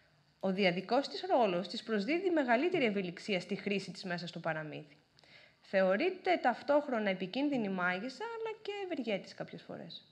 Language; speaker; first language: Greek; native; Greek